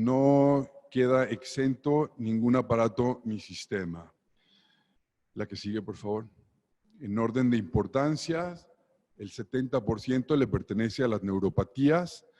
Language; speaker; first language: Spanish; native; Spanish